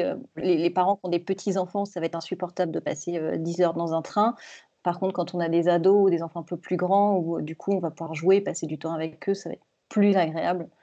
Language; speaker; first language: French; native; French